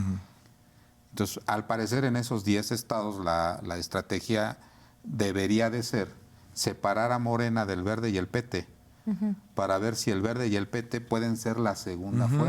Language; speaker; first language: Spanish; native; Spanish